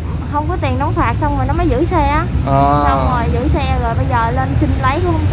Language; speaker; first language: Vietnamese; native; Vietnamese